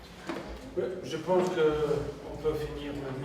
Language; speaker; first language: French; non-native, fluent; Serbian